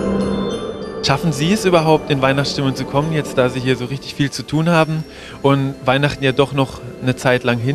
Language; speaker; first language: German; native; German